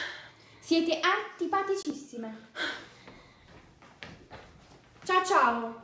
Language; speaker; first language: Italian; native; Italian